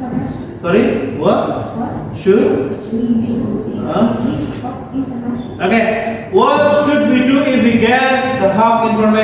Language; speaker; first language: English; non-native, fluent; Indonesian